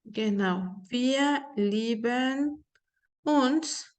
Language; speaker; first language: German; non-native, fluent; Spanish